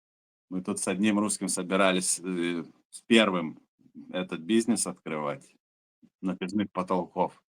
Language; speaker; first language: Russian; native; Russian